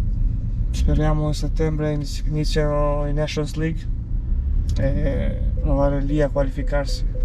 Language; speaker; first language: Italian; non-native, fluent; Albanian